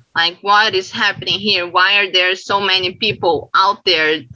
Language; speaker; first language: English; non-native, fluent; Portuguese